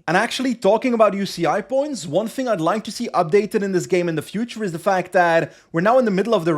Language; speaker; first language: English; non-native, fluent; Dutch